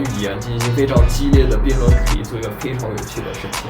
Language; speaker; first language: Chinese; non-native, fluent; English